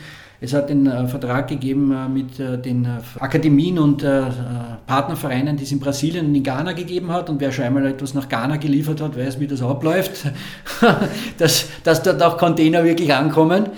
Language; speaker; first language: German; native; German